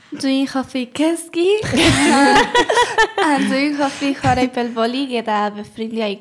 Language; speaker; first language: Welsh; non-native, learner; Spanish